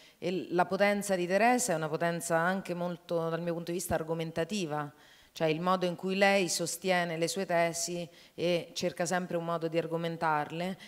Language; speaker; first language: Italian; native; Italian